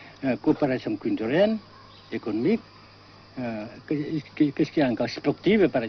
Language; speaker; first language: French; non-native, fluent; Vietnamese